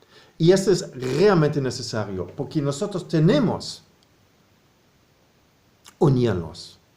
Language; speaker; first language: Spanish; non-native, fluent; German